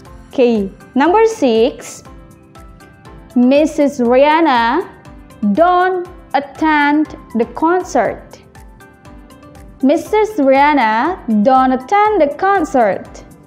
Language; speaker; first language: English; non-native, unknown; Indonesian